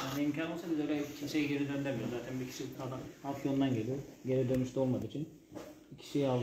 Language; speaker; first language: Turkish; native; Turkish